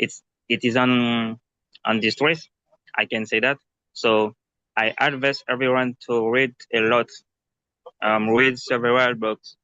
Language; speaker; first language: English; non-native, learner; Haitian Creole